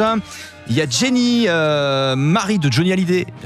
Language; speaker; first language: French; native; French